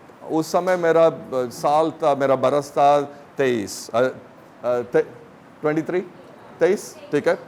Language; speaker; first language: Hindi; non-native, local second language; Tamil